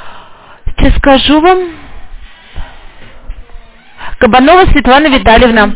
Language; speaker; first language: Russian; native; Russian